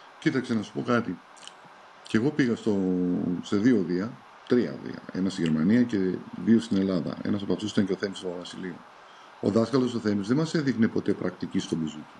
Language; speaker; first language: Greek; early bilingual, heritage; Greek